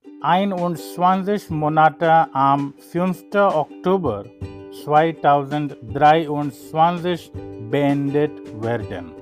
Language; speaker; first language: German; non-native, learner; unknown